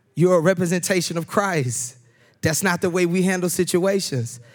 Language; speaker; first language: English; native; English